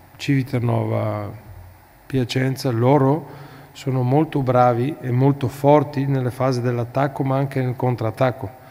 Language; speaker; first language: Italian; non-native, fluent; Bulgarian